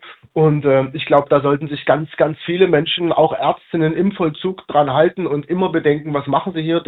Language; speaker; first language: German; native; German